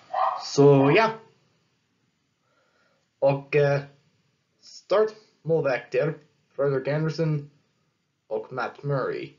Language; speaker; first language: Swedish; non-native, learner; English